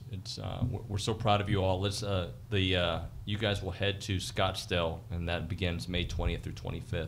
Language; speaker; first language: English; native; English